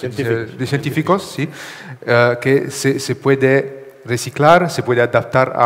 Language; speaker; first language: Spanish; non-native, learner; Italian